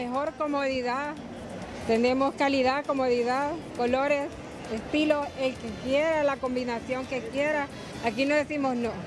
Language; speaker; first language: Spanish; native; Spanish